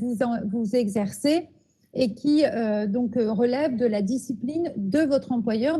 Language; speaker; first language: French; native; French